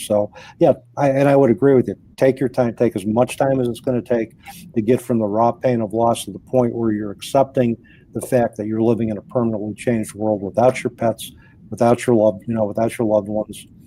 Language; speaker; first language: English; native; English